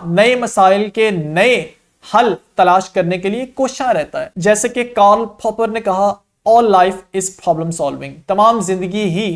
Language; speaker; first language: Urdu; non-native, local second language; Punjabi